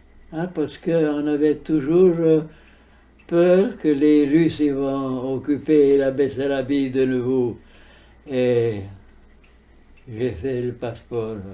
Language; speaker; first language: French; early bilingual, heritage; French